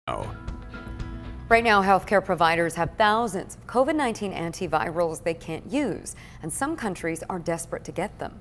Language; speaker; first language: English; native; English